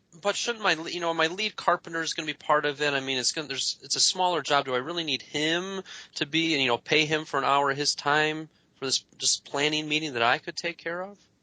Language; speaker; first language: English; native; English